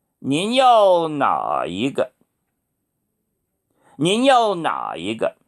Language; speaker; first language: Chinese; non-native, fluent; Korean